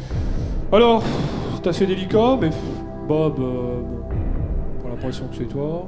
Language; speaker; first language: French; native; French